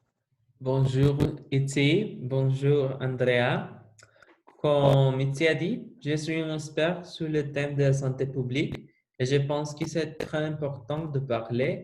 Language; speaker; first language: French; non-native, learner; Spanish